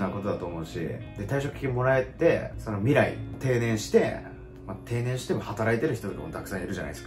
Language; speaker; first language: Japanese; native; Japanese